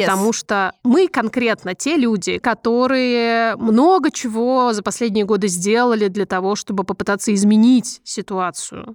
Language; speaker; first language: Russian; native; Russian